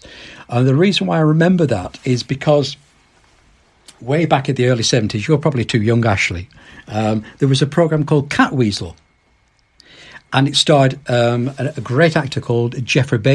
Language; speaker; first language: English; native; English